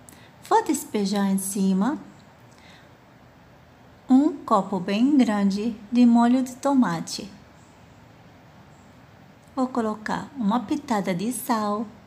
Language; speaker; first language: Portuguese; non-native, fluent; Arabic